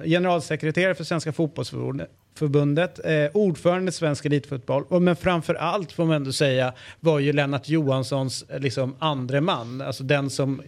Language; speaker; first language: Swedish; native; Swedish